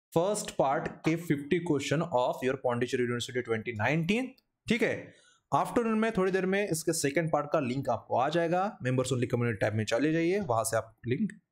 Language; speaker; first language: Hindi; non-native, local second language; Marathi